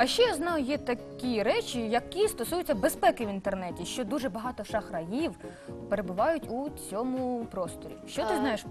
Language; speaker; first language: Ukrainian; native; Ukrainian